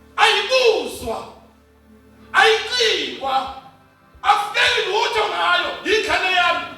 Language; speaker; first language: Zulu; native; Zulu